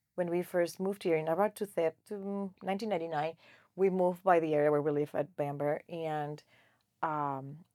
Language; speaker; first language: English; non-native, fluent; Spanish